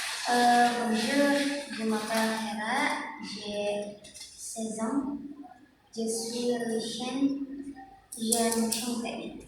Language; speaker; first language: French; non-native, learner; Indonesian